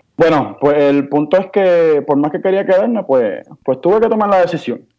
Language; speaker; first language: Spanish; native; Spanish